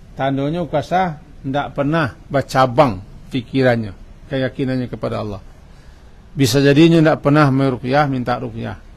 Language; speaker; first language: Malay; non-native, local second language; Minangkabau